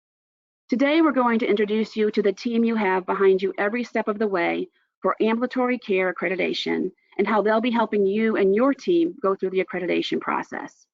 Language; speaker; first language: English; native; English